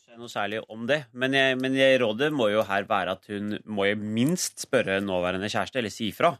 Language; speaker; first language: Norwegian; early bilingual, other home language; Urdu